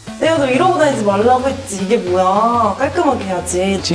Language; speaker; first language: Korean; native; Korean